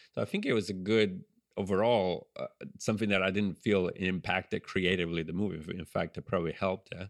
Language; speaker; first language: English; non-native, fluent; Italian